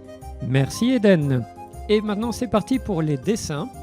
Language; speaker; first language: French; native; French